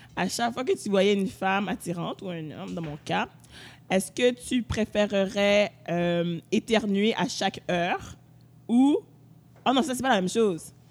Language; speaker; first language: French; native; French